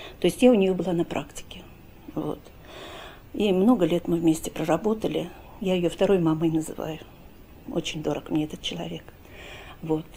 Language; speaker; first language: Russian; native; Russian